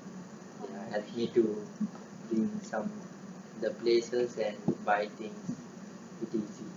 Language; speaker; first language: English; non-native, learner; Malay